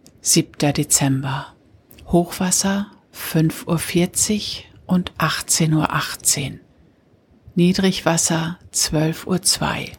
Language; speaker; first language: German; native; German